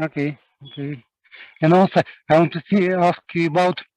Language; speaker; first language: English; non-native, learner; Russian